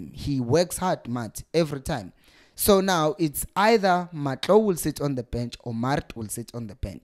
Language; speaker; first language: English; non-native, local second language; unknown